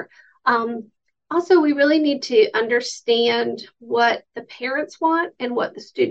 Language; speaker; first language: English; native; English